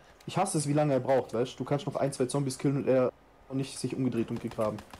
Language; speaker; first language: German; native; German